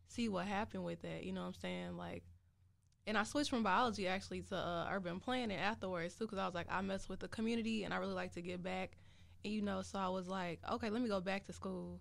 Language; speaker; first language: English; native; English